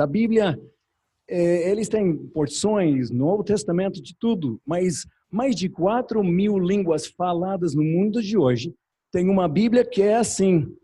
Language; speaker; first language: Portuguese; non-native, learner; English